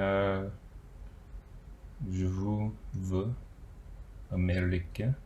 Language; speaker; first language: Russian; non-native, learner; English